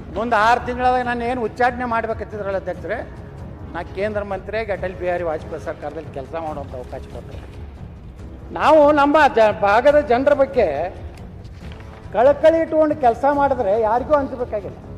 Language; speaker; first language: Kannada; native; Kannada